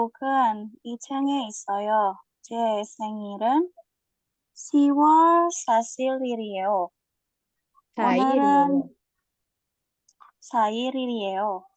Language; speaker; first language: Korean; non-native, learner; Indonesian